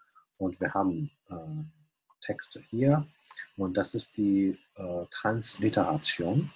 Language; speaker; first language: German; non-native, fluent; Chinese